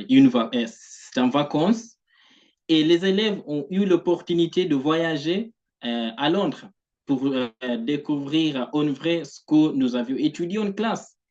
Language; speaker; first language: French; non-native, fluent; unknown